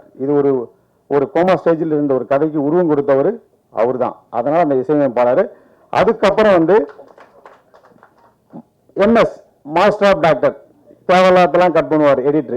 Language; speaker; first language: Tamil; native; Tamil